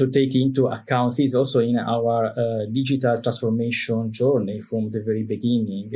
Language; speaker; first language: English; non-native, fluent; Italian